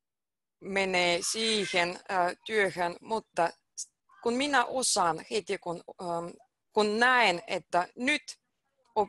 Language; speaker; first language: Finnish; non-native, fluent; Russian